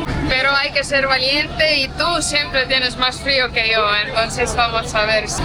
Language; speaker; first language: Spanish; non-native, fluent; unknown